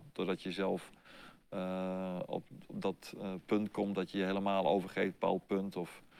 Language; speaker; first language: Dutch; native; Dutch